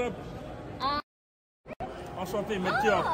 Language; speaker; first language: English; non-native, learner; French